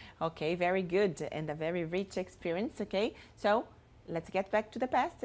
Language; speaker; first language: English; non-native, fluent; Portuguese